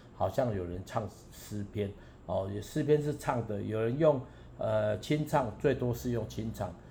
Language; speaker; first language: Chinese; non-native, local second language; Min Nan Chinese